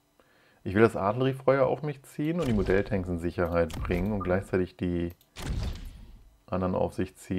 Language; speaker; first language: German; native; German